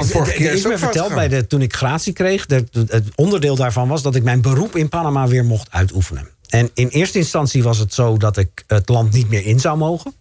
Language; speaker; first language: Dutch; native; Dutch